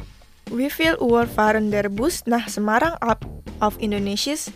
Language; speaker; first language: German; non-native, fluent; Indonesian